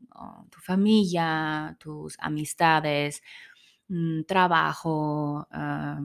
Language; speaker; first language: Spanish; non-native, fluent; German